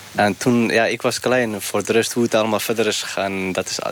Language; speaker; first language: Dutch; early bilingual, other home language; Persian